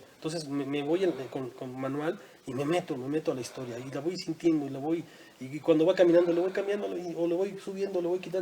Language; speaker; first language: Spanish; native; Spanish